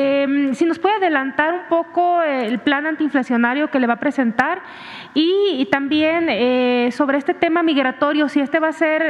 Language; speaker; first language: Spanish; native; Spanish